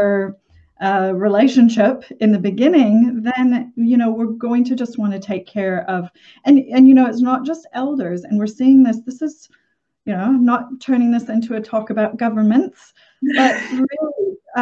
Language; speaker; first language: English; native; English